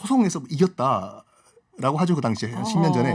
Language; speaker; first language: Korean; native; Korean